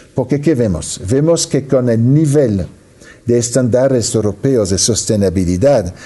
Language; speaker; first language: Spanish; non-native, fluent; French